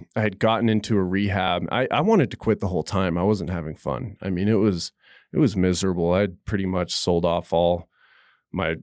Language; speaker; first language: English; native; English